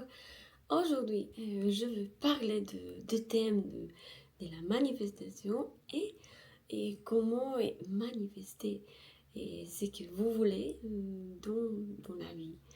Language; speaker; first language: French; non-native, learner; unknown